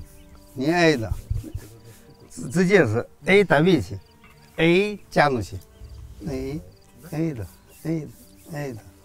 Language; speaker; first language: Russian; non-native, learner; Chinese